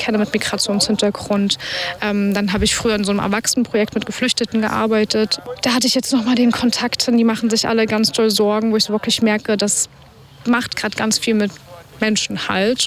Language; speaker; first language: German; native; German